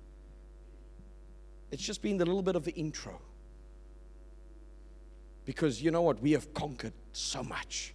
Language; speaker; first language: English; native; English